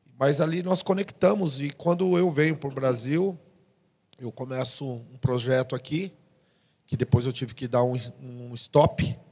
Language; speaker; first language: Portuguese; native; Portuguese